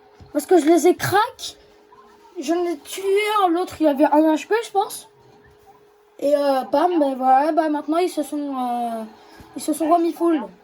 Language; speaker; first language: French; native; French